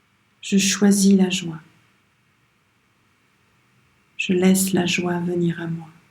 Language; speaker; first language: French; native; French